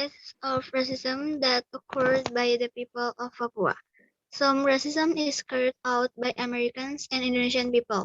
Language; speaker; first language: English; non-native, learner; Indonesian